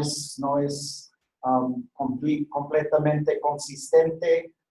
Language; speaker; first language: Spanish; non-native, fluent; English